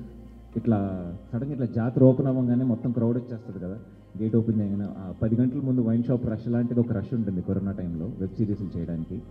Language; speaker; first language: Telugu; native; Telugu